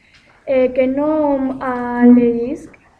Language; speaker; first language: French; non-native, learner; Spanish